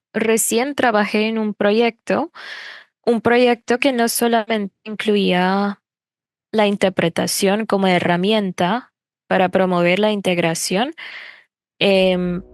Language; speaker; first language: Spanish; non-native, fluent; English